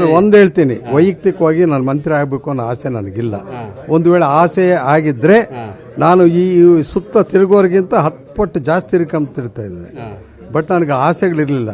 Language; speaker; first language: Kannada; native; Kannada